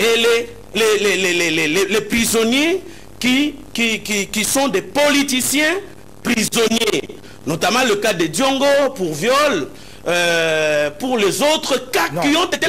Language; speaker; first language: French; non-native, local second language; Lingala